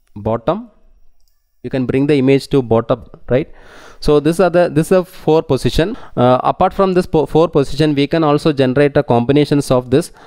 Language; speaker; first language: English; non-native, local second language; Tamil